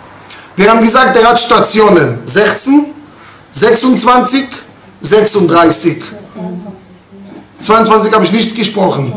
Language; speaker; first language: German; non-native, fluent; Hebrew